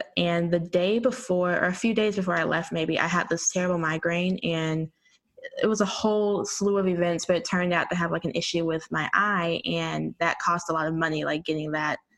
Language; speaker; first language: English; native; English